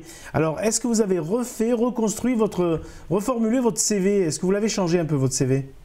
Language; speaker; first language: French; native; French